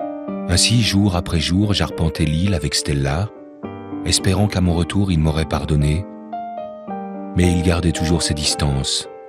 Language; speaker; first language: French; native; French